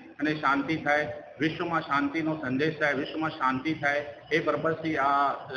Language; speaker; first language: Gujarati; non-native, local second language; Sindhi